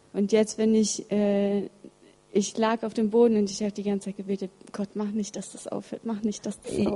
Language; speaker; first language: German; early bilingual, other home language; Russian